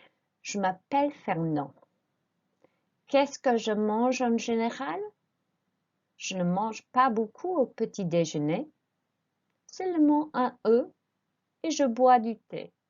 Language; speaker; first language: French; non-native, fluent; English